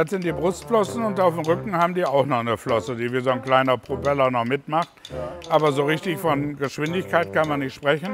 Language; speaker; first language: German; native; German